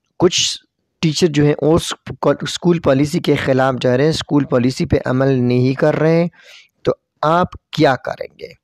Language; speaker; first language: Urdu; non-native, local second language; Pashto